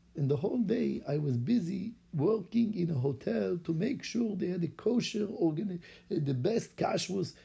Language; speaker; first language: English; non-native, fluent; Hebrew